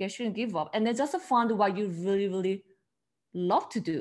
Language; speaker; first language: English; non-native, learner; Korean